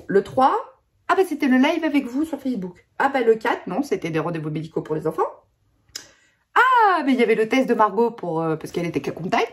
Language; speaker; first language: French; native; French